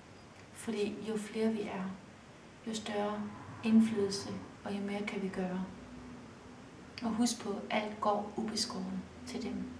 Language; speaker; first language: Danish; early bilingual, other home language; Kurdish